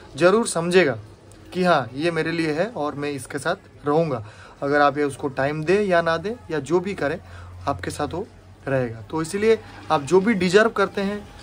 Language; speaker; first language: Hindi; non-native, local second language; Odia